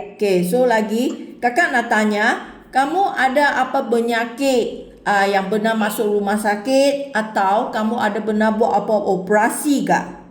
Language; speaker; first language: Malay; non-native, local second language; Chinese